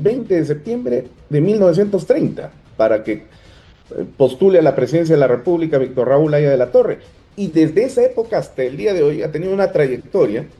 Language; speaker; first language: Spanish; native; Spanish